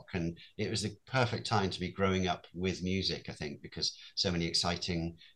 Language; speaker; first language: English; native; English